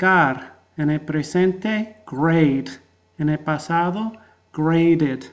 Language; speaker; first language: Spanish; non-native, fluent; English